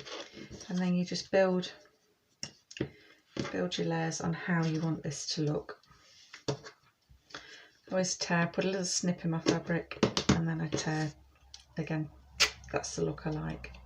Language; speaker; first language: English; native; English